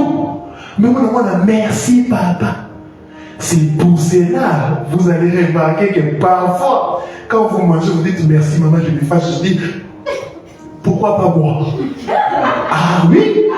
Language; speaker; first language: French; non-native, local second language; Lingala